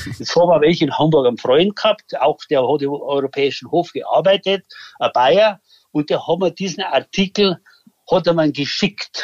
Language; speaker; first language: German; native; German